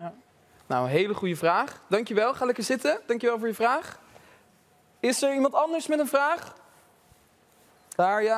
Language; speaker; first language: Dutch; native; Dutch